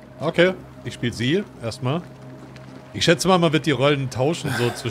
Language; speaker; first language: German; native; German